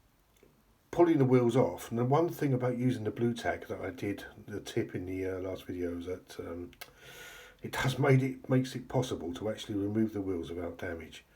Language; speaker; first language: English; native; English